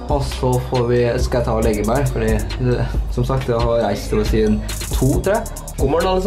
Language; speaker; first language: Norwegian; native; Norwegian